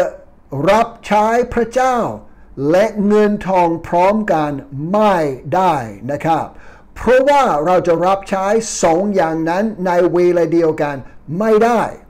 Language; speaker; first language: Thai; non-native, fluent; English